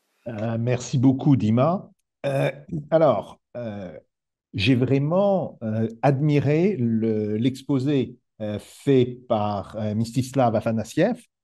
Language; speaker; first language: French; native; French